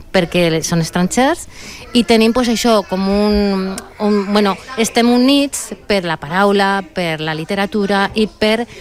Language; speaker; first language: Catalan; non-native, local second language; Spanish